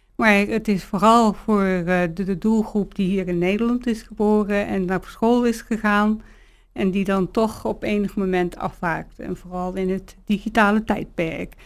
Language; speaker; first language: Dutch; native; Dutch